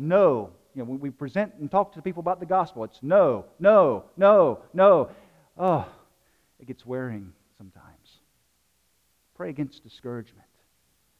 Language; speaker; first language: English; native; English